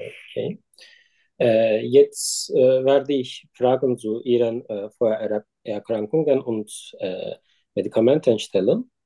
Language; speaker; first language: German; non-native, learner; Turkish